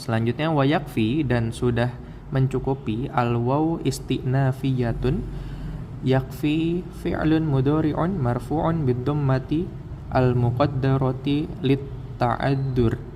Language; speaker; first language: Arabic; non-native, learner; Indonesian